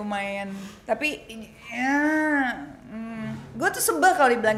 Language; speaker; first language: Indonesian; native; Indonesian